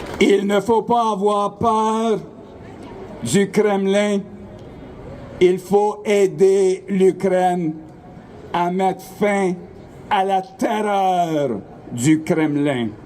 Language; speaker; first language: French; non-native, local second language; Ukrainian